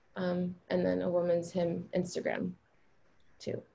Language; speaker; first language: English; early bilingual, other home language; Albanian